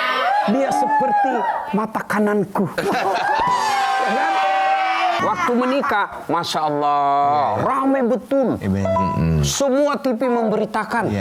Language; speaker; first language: Indonesian; native; Indonesian